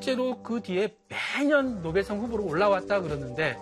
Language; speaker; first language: Korean; native; Korean